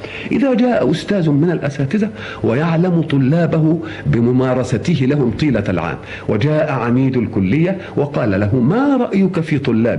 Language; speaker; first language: Arabic; native; Arabic